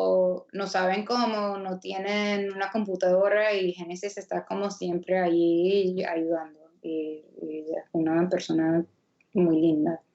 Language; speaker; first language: Spanish; non-native, fluent; English